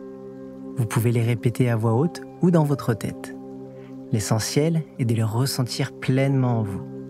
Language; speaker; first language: French; native; French